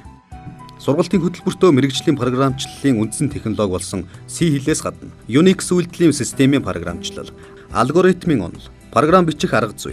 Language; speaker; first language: Mongolian; native; Mongolian